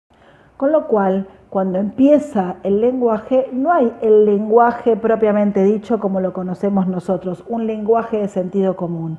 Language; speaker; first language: Spanish; native; Spanish